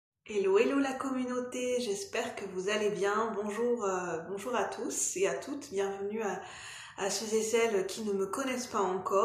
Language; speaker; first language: French; native; French